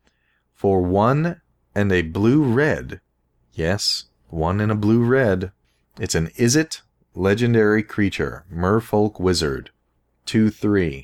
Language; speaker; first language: English; native; English